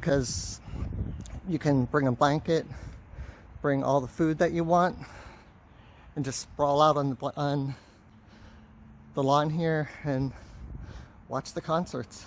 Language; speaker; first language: English; native; English